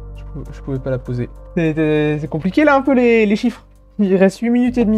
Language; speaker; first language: French; native; French